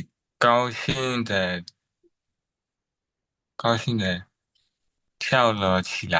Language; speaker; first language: Chinese; non-native, learner; Burmese